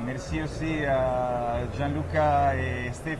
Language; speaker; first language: French; non-native, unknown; Italian